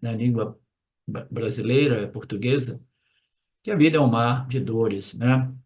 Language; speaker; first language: Portuguese; native; Portuguese